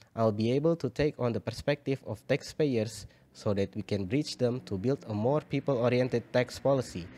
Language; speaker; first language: English; non-native, fluent; Indonesian